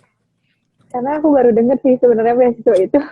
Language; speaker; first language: Indonesian; native; Indonesian